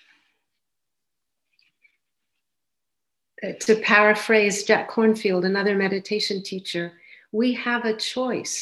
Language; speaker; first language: English; native; English